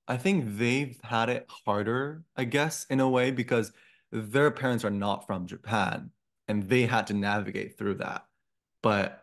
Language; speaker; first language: English; non-native, fluent; Japanese